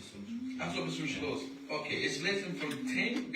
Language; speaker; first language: German; non-native, learner; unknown